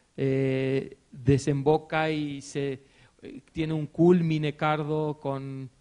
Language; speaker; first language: Spanish; native; Spanish